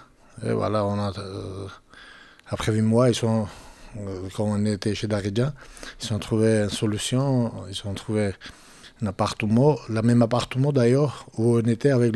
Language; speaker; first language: French; non-native, fluent; Georgian